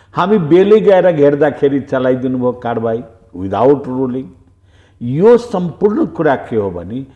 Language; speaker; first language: Nepali; non-native, local second language; Bhojpuri